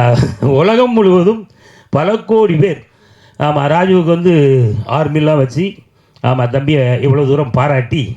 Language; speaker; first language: Tamil; native; Tamil